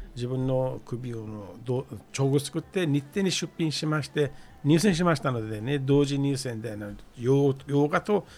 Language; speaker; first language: Japanese; non-native, fluent; Persian